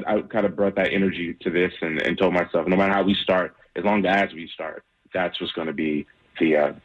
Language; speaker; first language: English; native; English